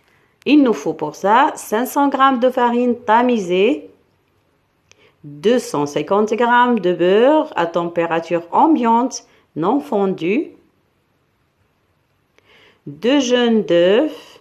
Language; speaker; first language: French; non-native, local second language; Arabic